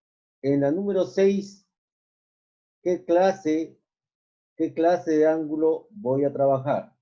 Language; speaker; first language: Spanish; native; Spanish